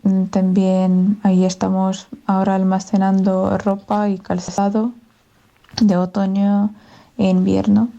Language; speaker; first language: Spanish; non-native, fluent; Ukrainian